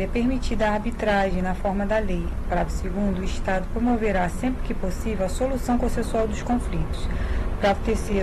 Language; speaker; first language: Portuguese; native; Portuguese